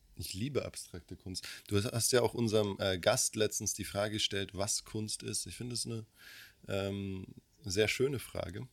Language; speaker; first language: German; early bilingual, other home language; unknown